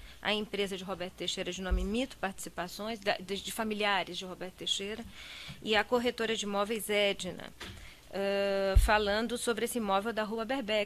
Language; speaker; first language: Portuguese; native; Portuguese